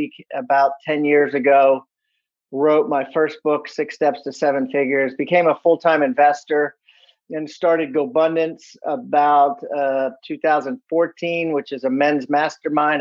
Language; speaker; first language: English; native; English